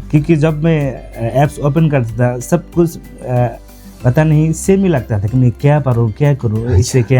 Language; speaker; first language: Hindi; non-native, fluent; Bangla